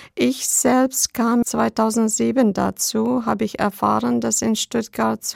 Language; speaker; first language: German; non-native, fluent; Arabic